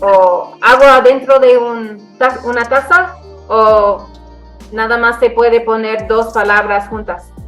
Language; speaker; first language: Spanish; non-native, fluent; English